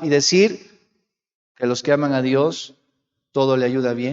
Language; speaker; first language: Spanish; native; Spanish